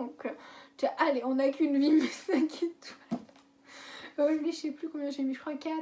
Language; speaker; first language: French; native; French